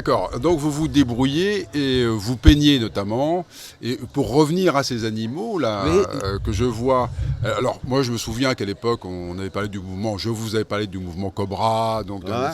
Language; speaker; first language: French; native; French